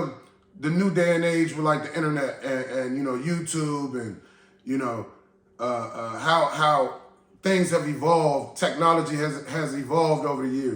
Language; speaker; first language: English; native; English